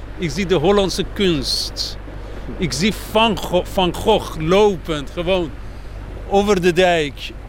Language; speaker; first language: Dutch; non-native, fluent; Persian